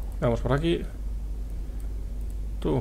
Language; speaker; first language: Spanish; native; Spanish